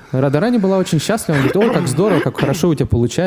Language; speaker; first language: Russian; native; Russian